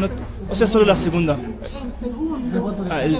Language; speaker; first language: Spanish; non-native, fluent; German